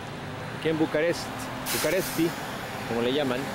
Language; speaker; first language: Spanish; native; Spanish